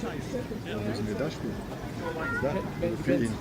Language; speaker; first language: German; native; German